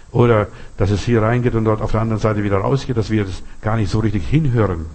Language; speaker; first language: German; non-native, fluent; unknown